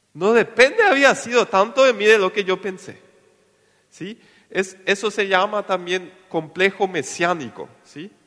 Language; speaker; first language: Spanish; non-native, local second language; Plautdietsch